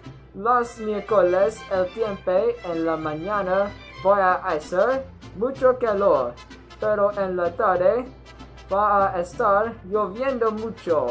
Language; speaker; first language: Spanish; non-native, learner; English